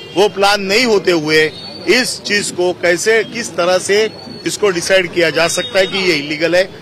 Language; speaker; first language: Hindi; non-native, local second language; Marathi